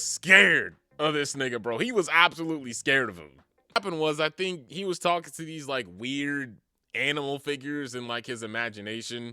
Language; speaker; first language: English; native; English